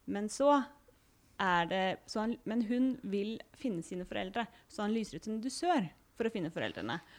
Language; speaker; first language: Norwegian; native; Norwegian